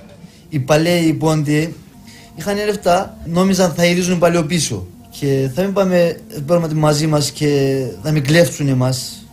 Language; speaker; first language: Greek; early bilingual, heritage; Turkish